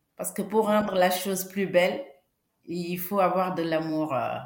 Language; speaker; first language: French; non-native, local second language; Wolof